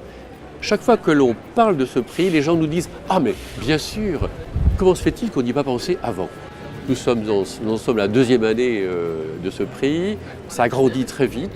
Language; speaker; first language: French; native; French